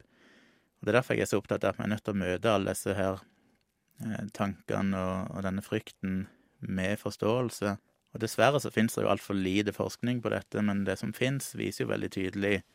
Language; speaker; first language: Norwegian; native; Norwegian